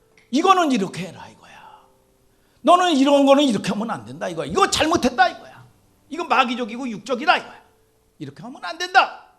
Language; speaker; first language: Korean; native; Korean